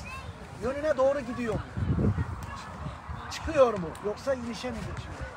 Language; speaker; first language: Turkish; native; Turkish